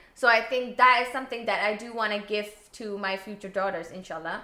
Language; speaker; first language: English; non-native, local second language; Urdu